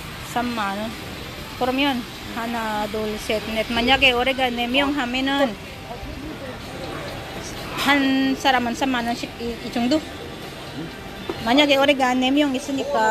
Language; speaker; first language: Korean; non-native, fluent; Filipino